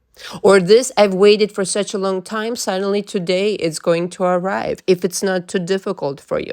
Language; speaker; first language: English; non-native, fluent; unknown